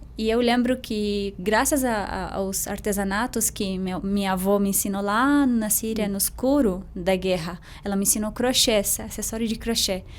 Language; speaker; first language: Portuguese; non-native, fluent; Arabic